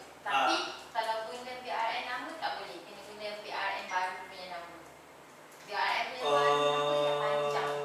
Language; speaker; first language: Malay; native; Malay